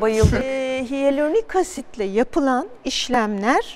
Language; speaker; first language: Turkish; native; Turkish